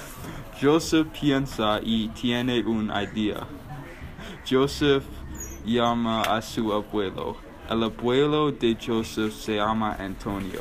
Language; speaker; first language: Spanish; non-native, learner; English